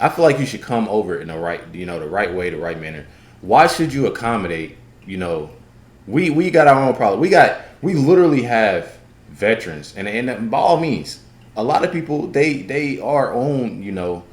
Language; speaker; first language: English; native; English